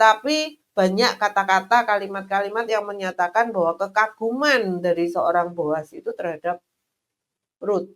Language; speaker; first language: Indonesian; native; Indonesian